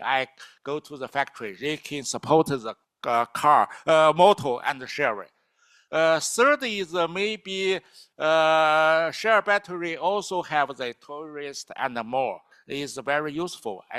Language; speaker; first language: English; non-native, learner; Chinese